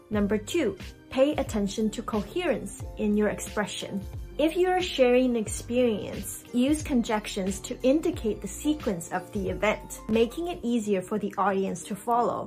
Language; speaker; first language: English; non-native, fluent; Chinese